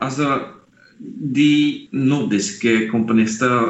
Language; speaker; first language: Norwegian; non-native, fluent; Dutch